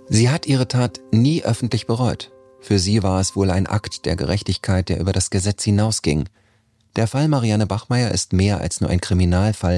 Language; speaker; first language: German; native; German